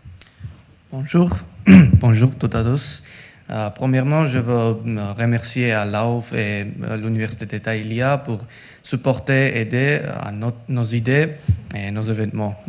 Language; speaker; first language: French; non-native, learner; Georgian